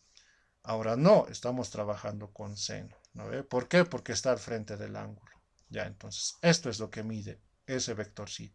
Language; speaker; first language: Spanish; native; Spanish